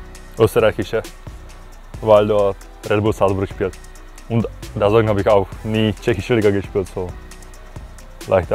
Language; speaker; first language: German; non-native, fluent; Czech